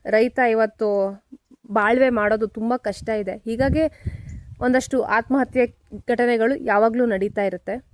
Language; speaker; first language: Kannada; native; Kannada